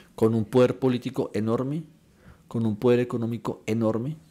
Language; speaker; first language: Spanish; native; Spanish